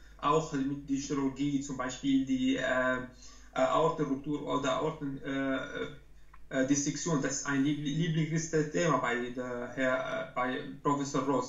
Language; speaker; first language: German; non-native, learner; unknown